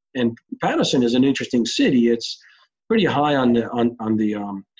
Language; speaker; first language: English; early bilingual, other home language; Hebrew